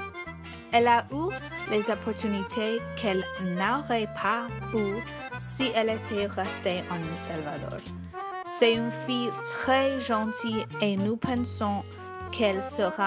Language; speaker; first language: French; non-native, learner; Spanish